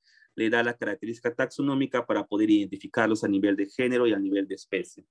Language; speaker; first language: Spanish; native; Spanish